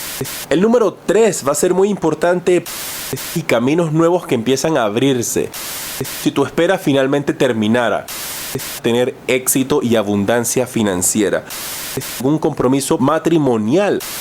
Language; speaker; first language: Spanish; native; Spanish